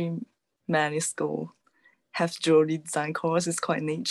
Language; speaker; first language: English; non-native, local second language; Chinese